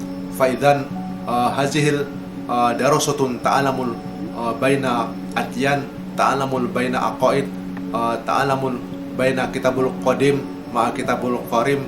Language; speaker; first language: Arabic; non-native, learner; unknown